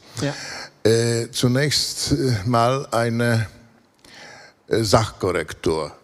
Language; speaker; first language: German; non-native, fluent; Polish